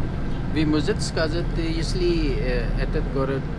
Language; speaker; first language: Russian; non-native, learner; Urdu